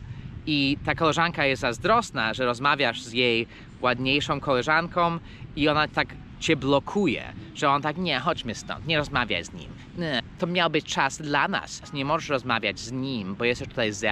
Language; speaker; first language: Polish; non-native, fluent; English